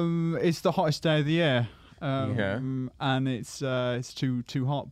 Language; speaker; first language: English; native; English